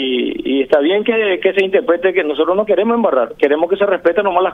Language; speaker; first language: Spanish; native; Spanish